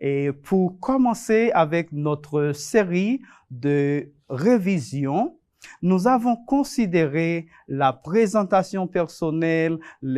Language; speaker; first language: French; non-native, fluent; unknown